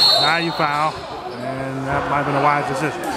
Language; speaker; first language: English; native; English